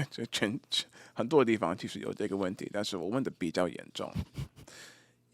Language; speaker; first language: Chinese; non-native, fluent; English